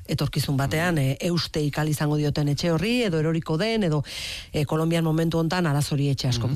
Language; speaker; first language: Basque; native; Basque